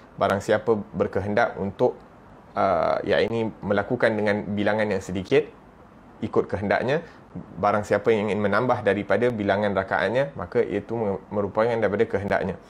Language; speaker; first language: Malay; native; Malay